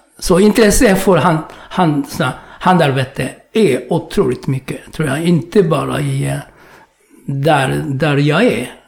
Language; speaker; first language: Swedish; non-native, fluent; Japanese